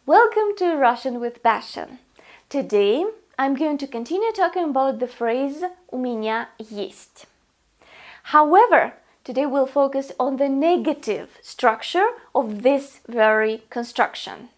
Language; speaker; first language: English; non-native, fluent; Russian